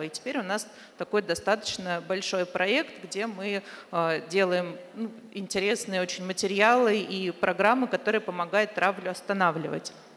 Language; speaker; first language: Russian; native; Russian